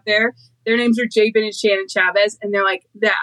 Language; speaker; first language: English; native; English